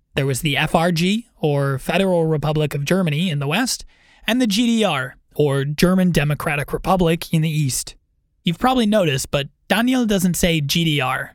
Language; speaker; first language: English; native; English